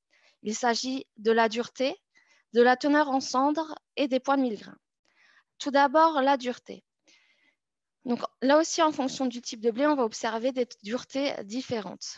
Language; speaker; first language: French; native; French